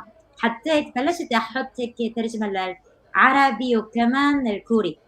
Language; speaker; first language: Arabic; non-native, fluent; Korean